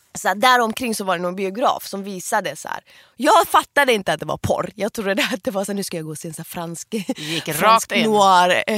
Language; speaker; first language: Swedish; early bilingual, other home language; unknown